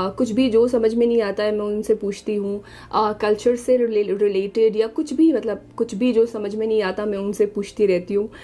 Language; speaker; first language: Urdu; non-native, fluent; Arabic